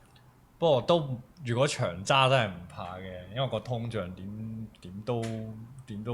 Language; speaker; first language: Cantonese; native; Cantonese